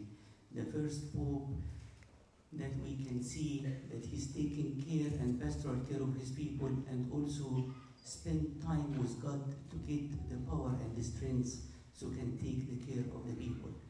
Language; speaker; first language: English; non-native, fluent; Arabic